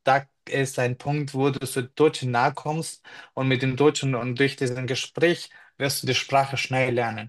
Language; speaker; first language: German; non-native, fluent; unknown